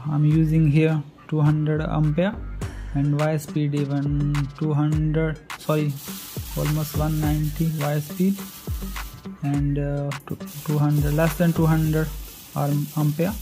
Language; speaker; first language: English; non-native, learner; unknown